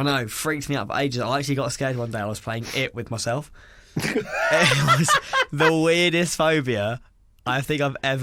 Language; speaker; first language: English; native; English